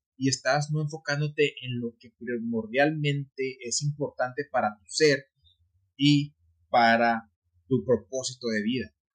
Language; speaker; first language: Spanish; early bilingual, heritage; Spanish